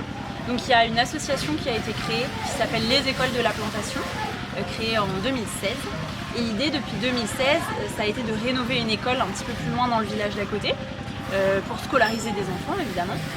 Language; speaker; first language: French; native; French